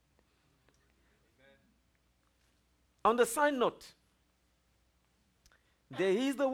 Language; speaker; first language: English; non-native, local second language; French